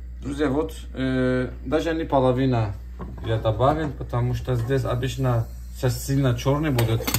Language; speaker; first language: Russian; non-native, learner; Turkish